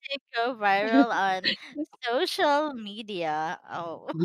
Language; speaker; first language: English; non-native, learner; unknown